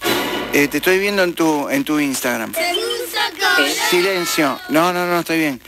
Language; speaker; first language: Spanish; native; Spanish